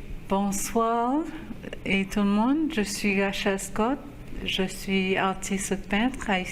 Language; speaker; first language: French; non-native, local second language; Haitian Creole